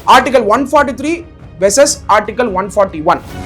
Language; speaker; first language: English; non-native, local second language; Tamil